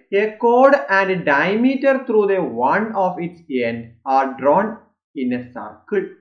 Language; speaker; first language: English; non-native, local second language; Malayalam